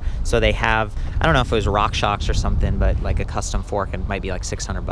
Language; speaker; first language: English; native; English